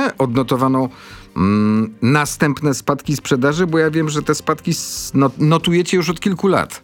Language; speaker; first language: Polish; native; Polish